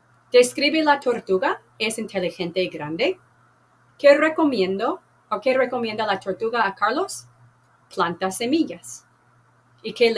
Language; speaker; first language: Spanish; non-native, fluent; English